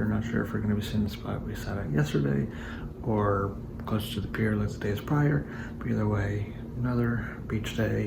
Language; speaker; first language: English; native; English